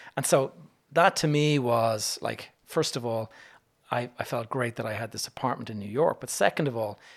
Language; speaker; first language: English; native; English